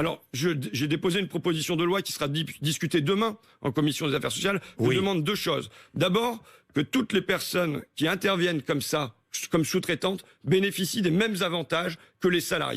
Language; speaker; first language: French; native; French